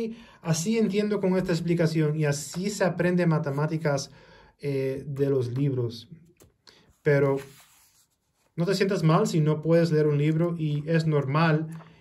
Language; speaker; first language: Spanish; early bilingual, heritage; Spanish